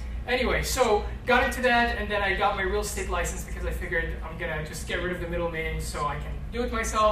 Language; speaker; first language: English; native; English